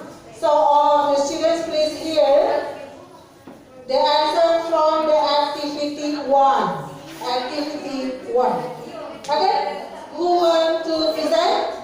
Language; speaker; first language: English; non-native, fluent; Indonesian